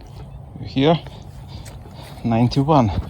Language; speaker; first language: English; non-native, learner; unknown